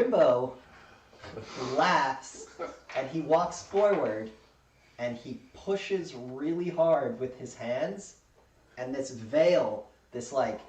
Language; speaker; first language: English; native; English